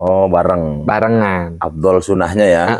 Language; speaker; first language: Indonesian; native; Indonesian